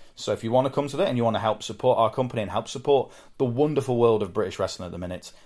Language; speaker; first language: English; native; English